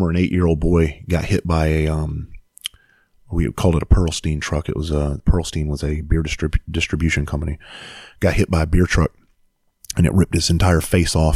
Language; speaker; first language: English; native; English